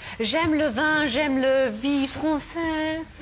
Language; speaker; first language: French; non-native, learner; German